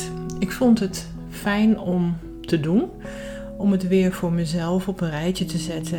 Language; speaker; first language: Dutch; native; Dutch